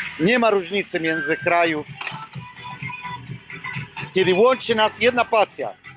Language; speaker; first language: Polish; non-native, learner; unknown